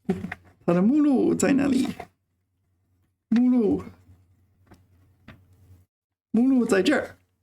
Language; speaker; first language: Chinese; non-native, learner; English